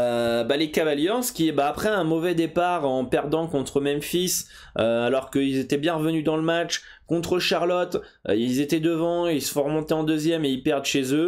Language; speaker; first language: French; native; French